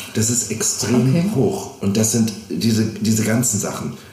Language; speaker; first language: German; native; German